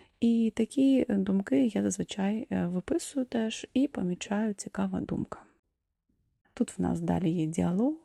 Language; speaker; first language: Ukrainian; non-native, local second language; Russian